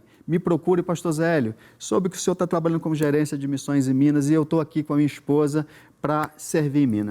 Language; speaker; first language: Portuguese; native; Portuguese